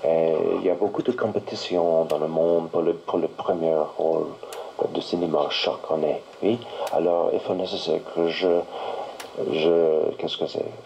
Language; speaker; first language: French; non-native, learner; English